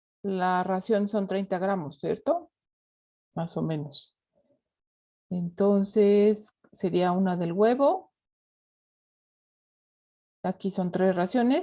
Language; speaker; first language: Spanish; native; Spanish